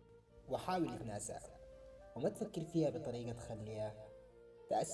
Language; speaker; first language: Arabic; native; Arabic